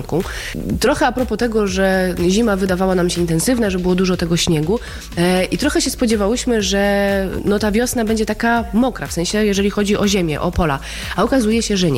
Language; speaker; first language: Polish; native; Polish